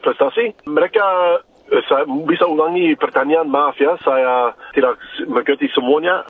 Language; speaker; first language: Indonesian; non-native, fluent; English